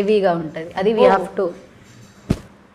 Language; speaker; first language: Telugu; non-native, learner; Malayalam